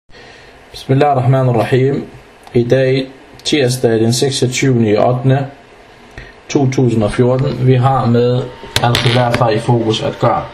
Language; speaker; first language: Danish; early bilingual, other home language; Arabic